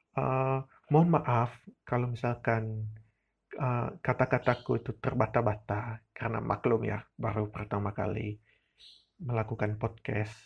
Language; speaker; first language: Indonesian; non-native, local second language; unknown